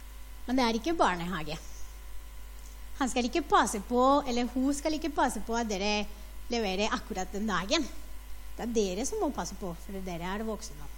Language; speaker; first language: Norwegian; non-native, fluent; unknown